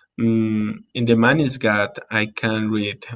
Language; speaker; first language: English; non-native, learner; Spanish